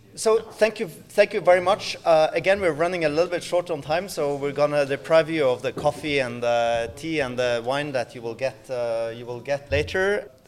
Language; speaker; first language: English; non-native, fluent; Norwegian